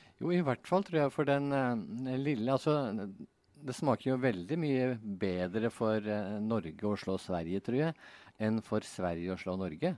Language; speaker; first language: Norwegian; native; Norwegian